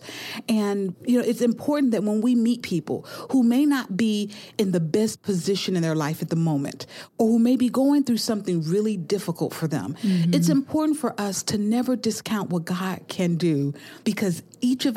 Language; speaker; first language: English; native; English